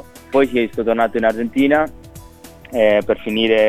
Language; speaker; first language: Italian; non-native, fluent; Spanish